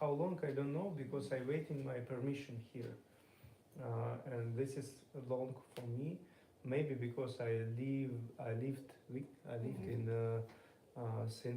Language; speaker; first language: English; non-native, learner; Russian